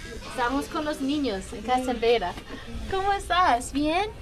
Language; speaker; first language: Spanish; non-native, fluent; English